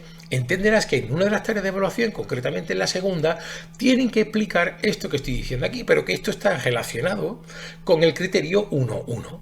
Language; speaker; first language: Spanish; native; Spanish